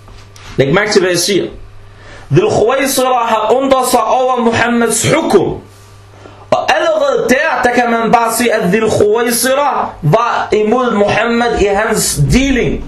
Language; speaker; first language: Danish; early bilingual, other home language; Arabic